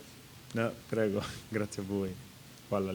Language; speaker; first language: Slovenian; non-native, learner; Italian